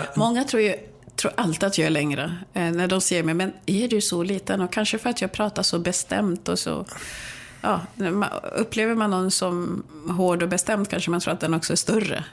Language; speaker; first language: Swedish; early bilingual, other home language; Swahili